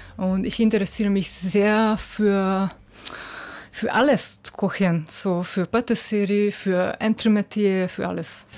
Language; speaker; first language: German; non-native, learner; Hungarian